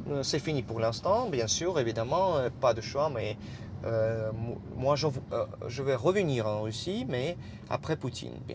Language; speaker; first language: French; non-native, fluent; Russian